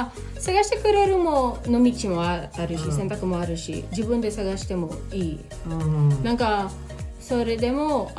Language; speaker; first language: Japanese; non-native, local second language; Filipino